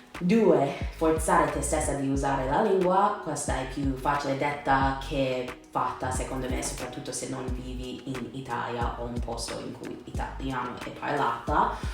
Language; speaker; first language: Italian; non-native, fluent; English